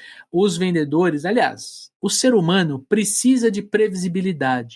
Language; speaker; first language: Portuguese; native; Portuguese